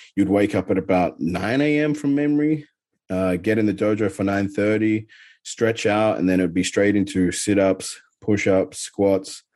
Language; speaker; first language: English; native; English